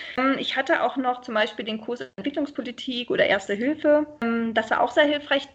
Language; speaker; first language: German; native; German